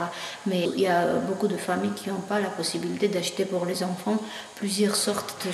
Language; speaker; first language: French; non-native, fluent; Georgian